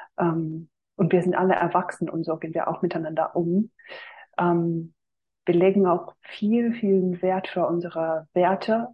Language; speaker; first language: German; non-native, fluent; Finnish